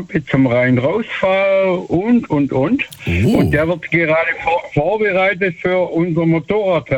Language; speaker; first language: German; native; German